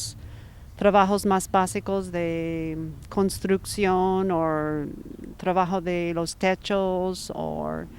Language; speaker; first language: Spanish; non-native, fluent; English